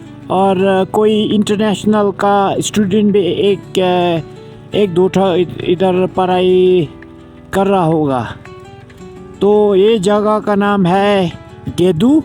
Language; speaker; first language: Hindi; non-native, fluent; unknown